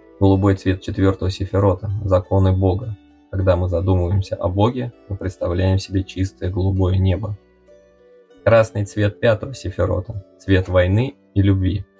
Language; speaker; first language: Russian; native; Russian